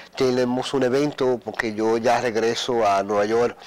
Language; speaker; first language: Spanish; early bilingual, heritage; Spanish